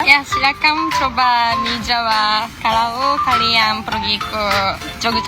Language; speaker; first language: Indonesian; non-native, learner; Japanese